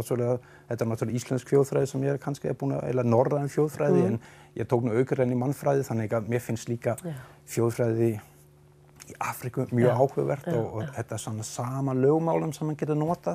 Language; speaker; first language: Icelandic; non-native, fluent; Danish